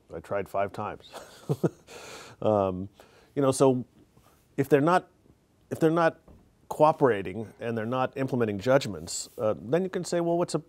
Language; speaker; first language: English; native; English